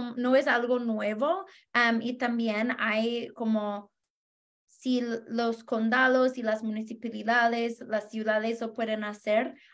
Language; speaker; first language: Spanish; non-native, fluent; English